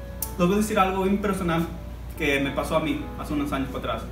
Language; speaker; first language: Spanish; early bilingual, heritage; Spanish